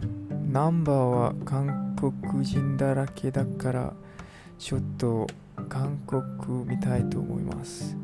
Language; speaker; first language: Japanese; non-native, learner; English